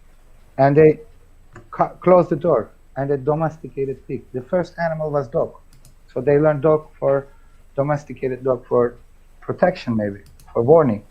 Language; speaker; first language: English; non-native, fluent; Turkish